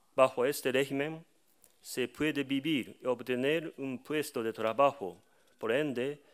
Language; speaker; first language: Spanish; non-native, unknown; Japanese